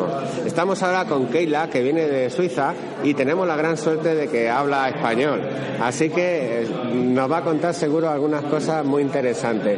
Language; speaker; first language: Spanish; native; Spanish